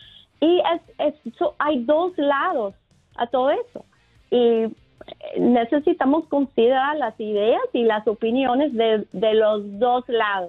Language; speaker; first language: Spanish; non-native, fluent; English